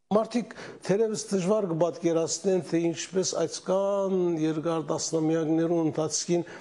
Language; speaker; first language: Armenian; early bilingual, heritage; Armenian